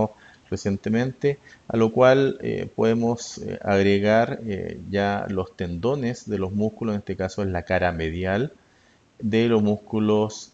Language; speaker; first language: Spanish; native; Spanish